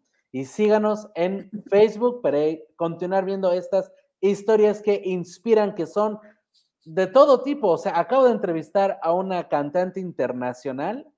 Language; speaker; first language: Spanish; native; Spanish